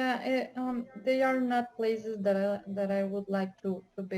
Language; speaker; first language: English; non-native, learner; Spanish